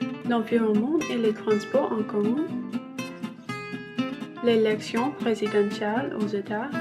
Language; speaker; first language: French; non-native, learner; English